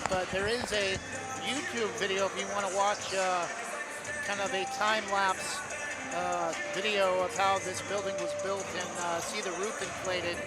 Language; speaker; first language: English; native; English